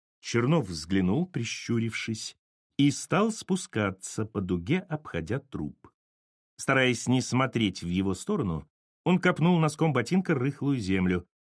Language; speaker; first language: Russian; native; Russian